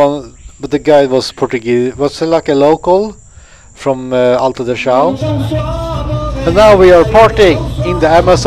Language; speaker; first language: English; non-native, fluent; Swedish